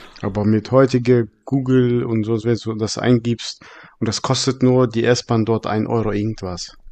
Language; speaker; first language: German; early bilingual, other home language; Russian